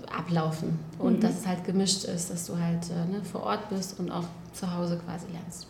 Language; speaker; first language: German; native; German